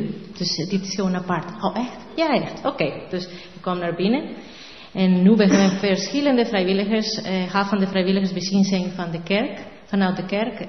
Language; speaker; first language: Dutch; non-native, learner; Spanish